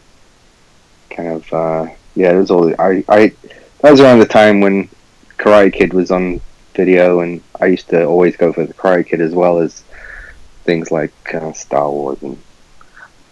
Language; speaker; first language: English; native; English